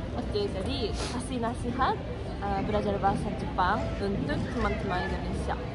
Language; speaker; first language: Indonesian; non-native, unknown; Japanese